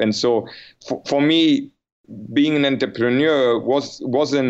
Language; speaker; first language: English; non-native, fluent; Polish